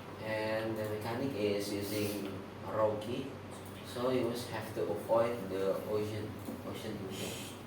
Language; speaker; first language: English; non-native, learner; Indonesian